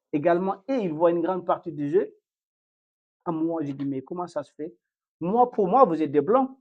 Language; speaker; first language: French; non-native, local second language; Fula